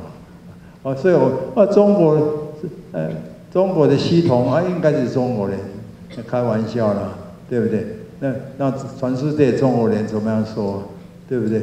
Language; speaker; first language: Chinese; non-native, local second language; Min Nan Chinese